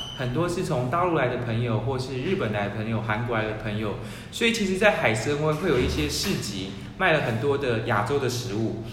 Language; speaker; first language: Chinese; native; Chinese